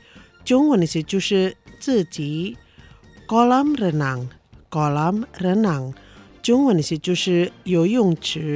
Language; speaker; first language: Chinese; non-native, fluent; Indonesian